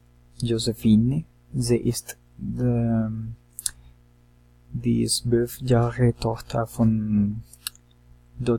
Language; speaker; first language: German; non-native, learner; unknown